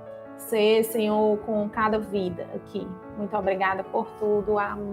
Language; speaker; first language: Portuguese; native; Portuguese